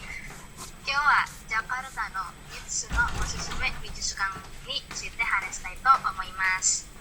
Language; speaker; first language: Japanese; non-native, learner; Indonesian